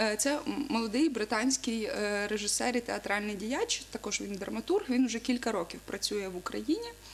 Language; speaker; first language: Ukrainian; native; Ukrainian